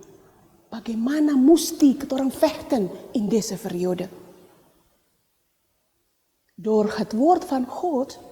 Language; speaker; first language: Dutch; non-native, learner; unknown